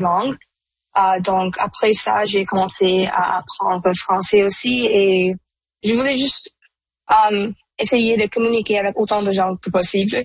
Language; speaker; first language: French; non-native, local second language; Punjabi